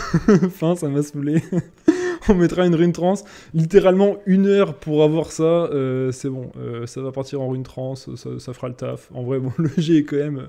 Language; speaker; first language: French; native; French